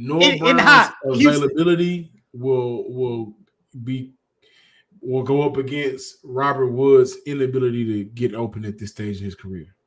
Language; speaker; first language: English; native; English